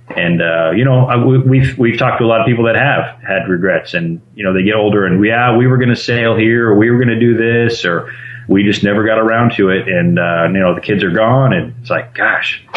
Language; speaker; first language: English; native; English